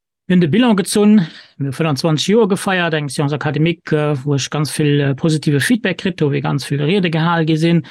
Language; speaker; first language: Luxembourgish; native; Luxembourgish